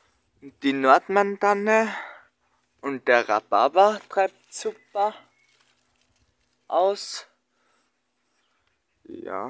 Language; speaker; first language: German; non-native, learner; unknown